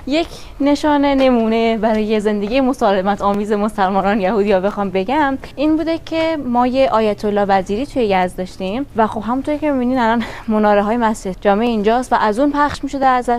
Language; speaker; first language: Persian; native; Persian